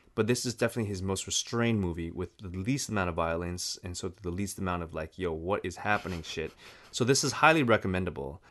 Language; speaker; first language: English; native; English